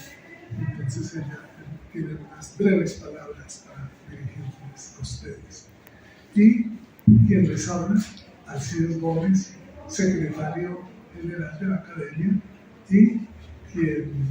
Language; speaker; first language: Spanish; native; Spanish